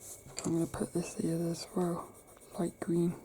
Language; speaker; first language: English; native; English